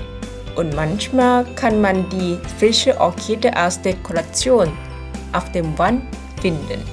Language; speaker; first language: German; non-native, learner; Thai